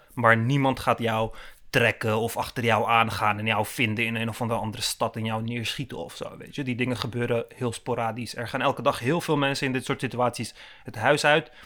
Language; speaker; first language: Dutch; early bilingual, other home language; Turkish